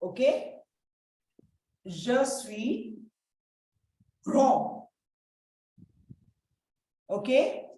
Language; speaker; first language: French; non-native, fluent; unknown